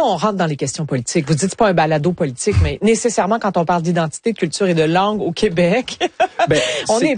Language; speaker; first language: French; native; French